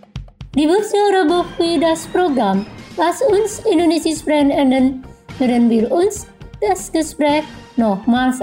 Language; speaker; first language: German; non-native, fluent; Indonesian